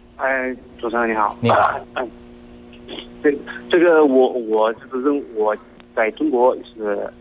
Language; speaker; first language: Chinese; native; Chinese